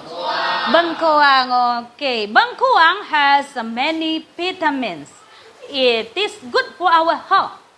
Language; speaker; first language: English; non-native, learner; Indonesian